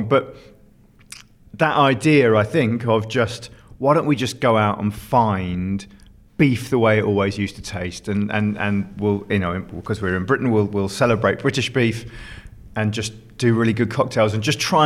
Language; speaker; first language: English; native; English